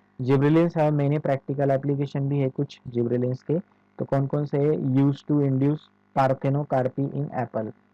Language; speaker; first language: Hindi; non-native, local second language; Marathi